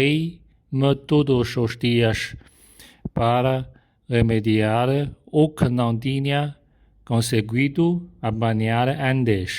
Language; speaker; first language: Portuguese; non-native, learner; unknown